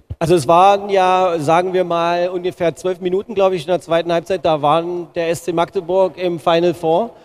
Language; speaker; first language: German; native; German